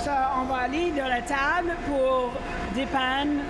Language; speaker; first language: French; non-native, fluent; English